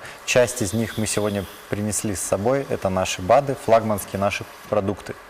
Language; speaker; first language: Russian; native; Russian